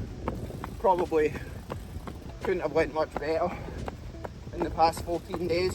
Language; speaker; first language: English; native; English